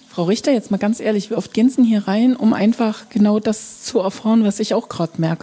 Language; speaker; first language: German; native; German